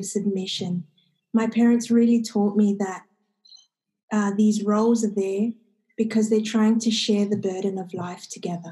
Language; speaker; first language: English; native; English